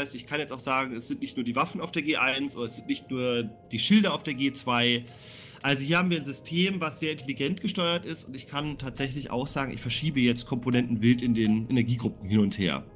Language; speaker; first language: German; native; German